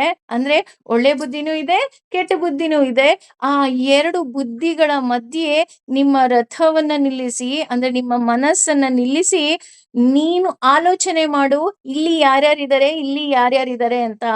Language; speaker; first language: Kannada; native; Kannada